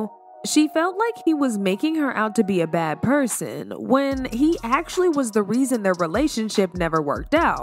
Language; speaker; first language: English; native; English